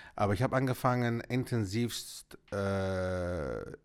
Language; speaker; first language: German; early bilingual, other home language; Greek